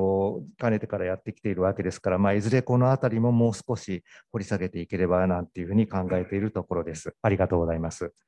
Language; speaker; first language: Japanese; native; Japanese